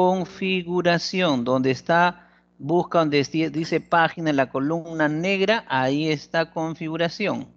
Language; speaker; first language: Spanish; native; Spanish